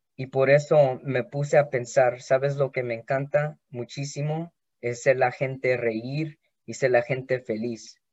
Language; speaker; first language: Spanish; early bilingual, heritage; Spanish